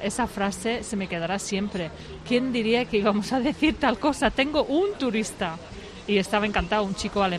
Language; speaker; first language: Spanish; non-native, fluent; English